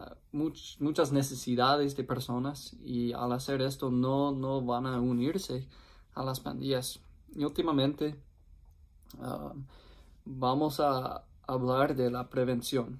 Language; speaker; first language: Spanish; non-native, fluent; English